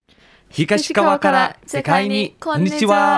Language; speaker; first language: Japanese; native; Japanese